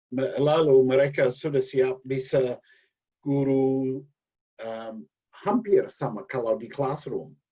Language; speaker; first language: Indonesian; non-native, learner; English